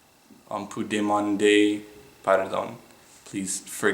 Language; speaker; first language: French; non-native, fluent; English